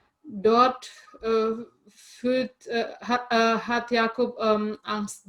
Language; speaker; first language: German; non-native, fluent; Indonesian